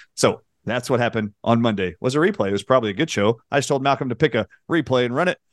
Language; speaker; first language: English; native; English